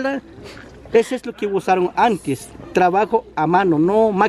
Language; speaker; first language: Spanish; non-native, local second language; Kaqchikel